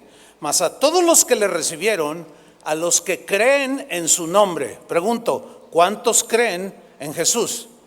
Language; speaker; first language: Spanish; native; Spanish